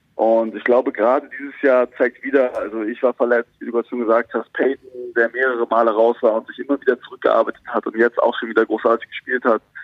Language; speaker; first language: German; native; German